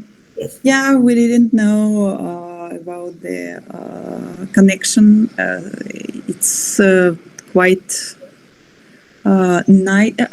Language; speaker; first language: English; non-native, learner; Spanish